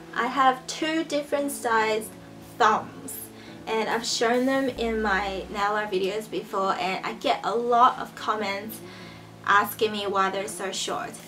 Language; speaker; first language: English; early bilingual, other home language; Chinese